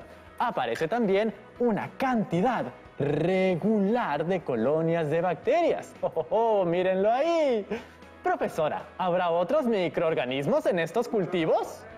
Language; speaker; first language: Spanish; native; Spanish